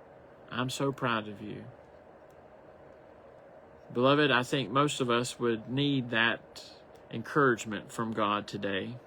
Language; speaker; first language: English; native; English